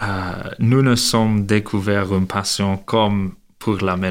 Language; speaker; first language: French; non-native, learner; English